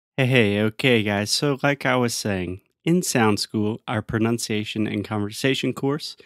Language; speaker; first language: English; native; English